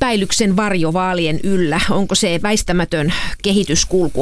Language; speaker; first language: Finnish; native; Finnish